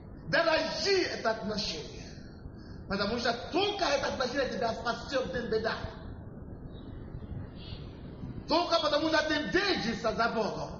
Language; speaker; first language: Russian; non-native, fluent; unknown